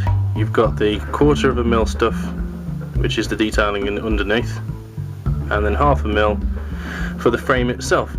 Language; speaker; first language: English; native; English